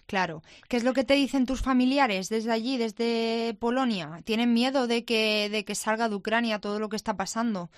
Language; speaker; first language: Spanish; native; Spanish